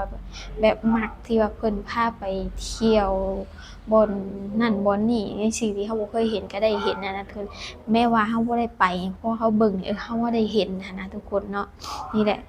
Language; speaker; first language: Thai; non-native, local second language; Lao